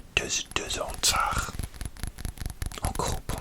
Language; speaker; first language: French; non-native, learner; English